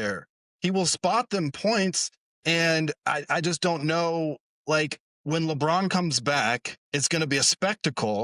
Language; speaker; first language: English; native; English